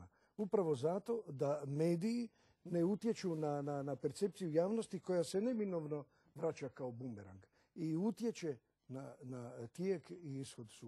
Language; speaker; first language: Croatian; native; Croatian